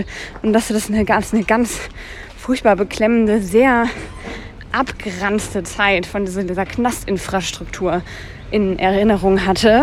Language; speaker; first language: German; native; German